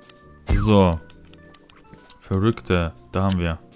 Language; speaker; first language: German; non-native, fluent; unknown